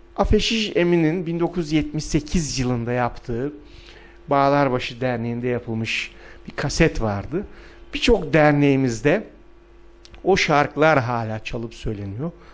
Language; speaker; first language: Turkish; non-native, local second language; Adyghe